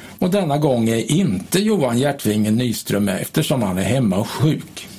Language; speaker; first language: Swedish; native; Swedish